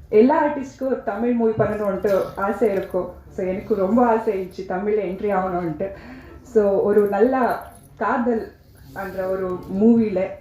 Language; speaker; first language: Tamil; non-native, learner; Kannada